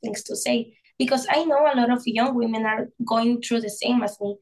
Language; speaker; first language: English; non-native, fluent; Spanish